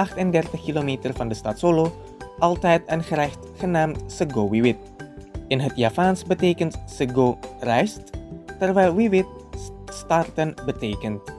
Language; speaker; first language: Dutch; non-native, fluent; Indonesian